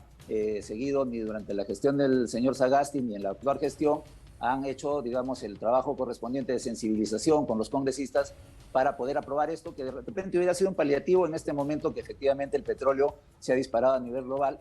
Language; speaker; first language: Spanish; native; Spanish